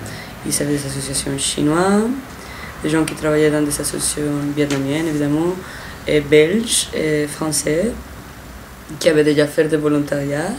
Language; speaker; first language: French; non-native, fluent; Spanish